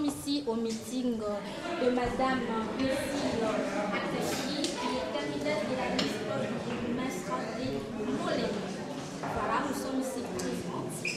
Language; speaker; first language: French; non-native, local second language; Lingala